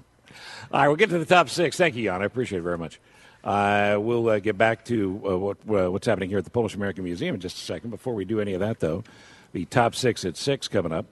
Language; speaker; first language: English; native; English